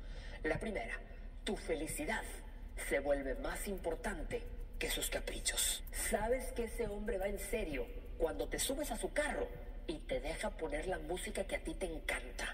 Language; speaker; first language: Spanish; native; Spanish